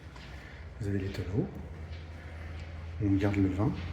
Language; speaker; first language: French; early bilingual, heritage; Portuguese